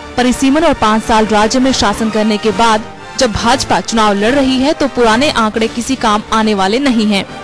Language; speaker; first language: Hindi; native; Hindi